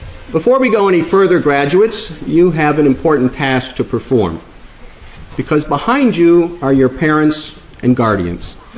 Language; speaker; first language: English; native; English